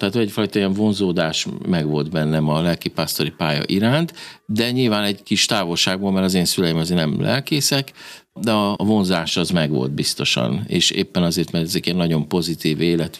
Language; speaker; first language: Hungarian; native; Hungarian